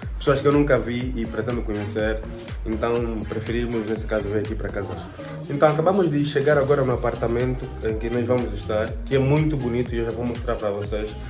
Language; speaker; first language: Portuguese; native; Portuguese